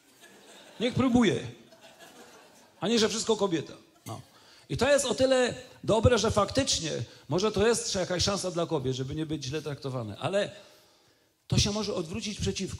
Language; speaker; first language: Polish; native; Polish